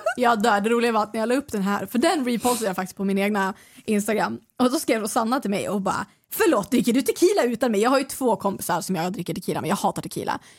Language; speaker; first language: Swedish; native; Swedish